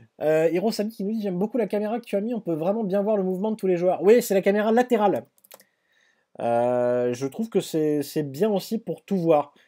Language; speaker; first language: French; native; French